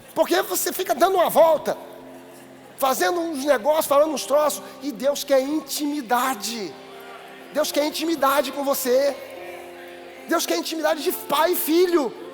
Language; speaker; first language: Portuguese; native; Portuguese